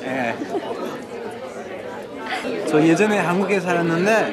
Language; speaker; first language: Korean; non-native, fluent; English